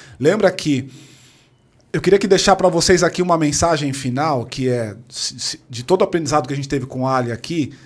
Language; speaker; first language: Portuguese; native; Portuguese